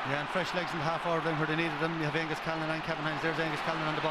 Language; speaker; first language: English; native; English